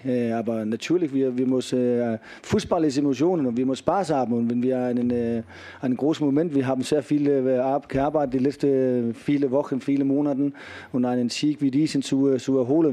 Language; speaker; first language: German; non-native, fluent; Danish